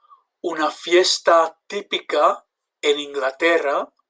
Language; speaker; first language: Spanish; non-native, fluent; English